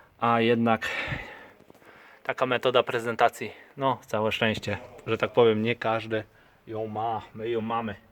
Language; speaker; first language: Polish; native; Polish